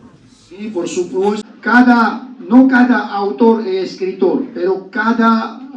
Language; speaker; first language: Spanish; non-native, learner; Georgian